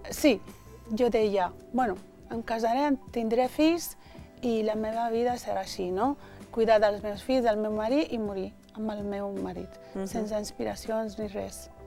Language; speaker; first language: Catalan; early bilingual, other home language; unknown